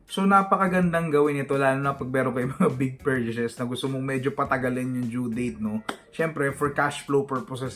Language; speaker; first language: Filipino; native; Filipino